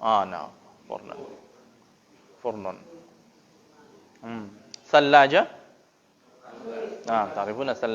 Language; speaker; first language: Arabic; non-native, fluent; Indonesian